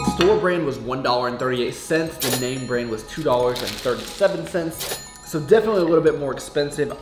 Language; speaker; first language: English; native; English